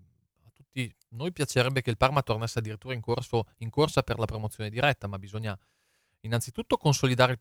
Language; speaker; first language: Italian; native; Italian